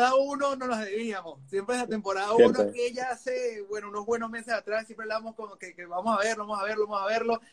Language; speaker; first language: Spanish; native; Spanish